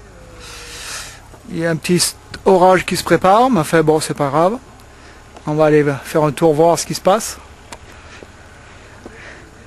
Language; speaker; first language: French; native; French